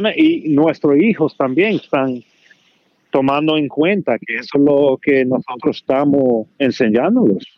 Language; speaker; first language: Spanish; early bilingual, heritage; Spanish